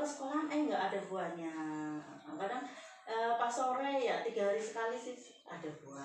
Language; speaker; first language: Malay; non-native, local second language; Javanese